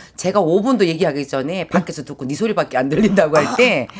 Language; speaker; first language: Korean; native; Korean